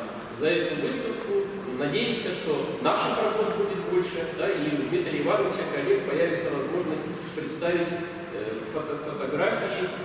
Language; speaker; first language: Russian; native; Russian